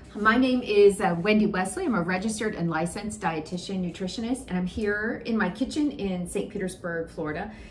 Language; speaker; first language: English; native; English